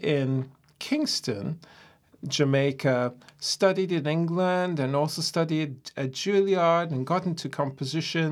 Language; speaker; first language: English; non-native, local second language; Ewe